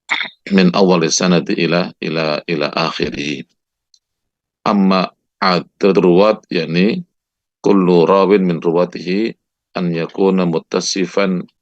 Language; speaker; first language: Arabic; non-native, fluent; Indonesian